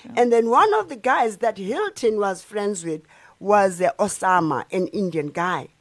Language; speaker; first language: English; non-native, local second language; Xhosa